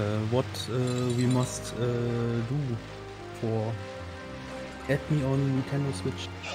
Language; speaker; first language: English; non-native, learner; German